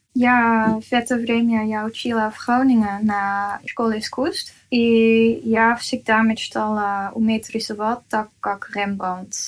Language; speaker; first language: Russian; non-native, fluent; Dutch